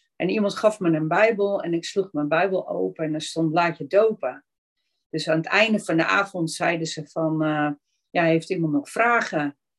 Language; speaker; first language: Dutch; native; Dutch